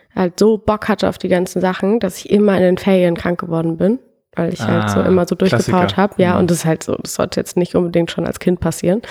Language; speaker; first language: German; native; German